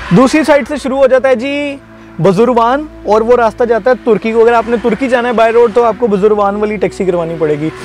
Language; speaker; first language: Urdu; non-native, local second language; Punjabi